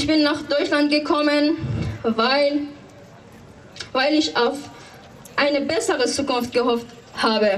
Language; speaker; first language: German; non-native, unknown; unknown